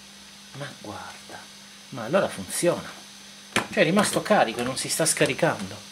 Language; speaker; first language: Italian; native; Italian